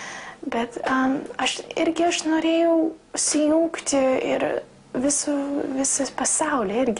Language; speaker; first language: Lithuanian; early bilingual, heritage; English